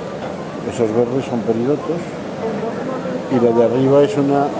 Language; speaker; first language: Spanish; native; Spanish